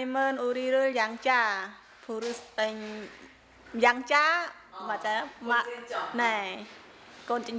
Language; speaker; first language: Korean; non-native, learner; Khmer